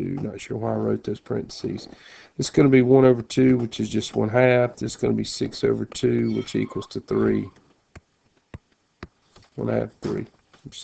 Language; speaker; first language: English; native; English